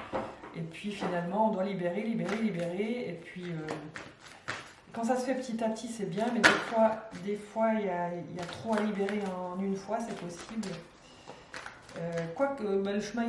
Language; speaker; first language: French; native; French